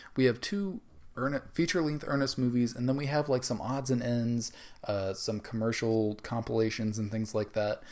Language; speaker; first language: English; native; English